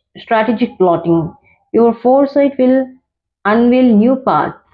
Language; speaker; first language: English; non-native, local second language; Telugu